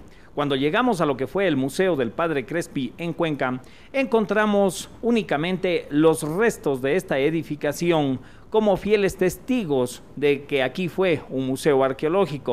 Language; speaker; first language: Spanish; native; Spanish